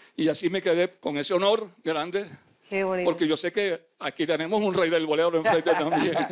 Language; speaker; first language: Spanish; native; Spanish